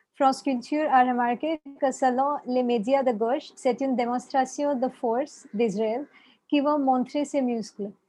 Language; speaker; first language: French; non-native, fluent; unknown